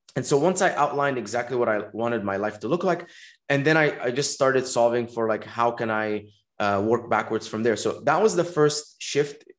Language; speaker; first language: English; non-native, fluent; Arabic